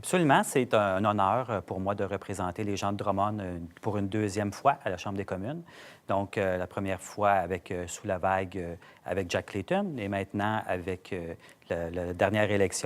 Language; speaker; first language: French; native; French